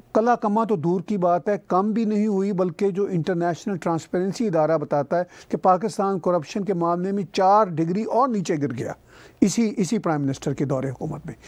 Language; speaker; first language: Urdu; non-native, local second language; Punjabi